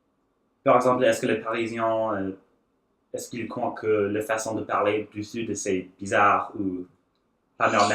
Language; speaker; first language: French; non-native, learner; English